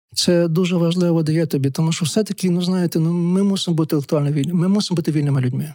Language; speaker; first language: Ukrainian; native; Ukrainian